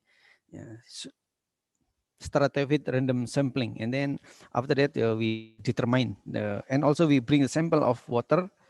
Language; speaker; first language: English; non-native, learner; Indonesian